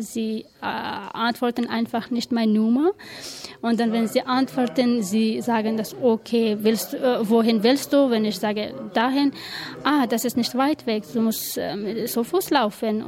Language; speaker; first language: German; non-native, learner; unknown